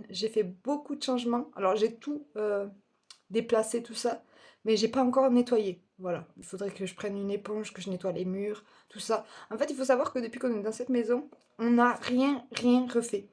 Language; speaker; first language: French; native; French